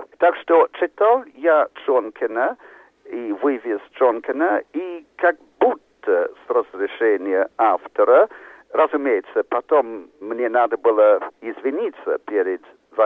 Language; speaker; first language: Russian; non-native, fluent; English